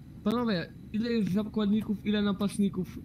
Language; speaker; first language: Polish; native; Polish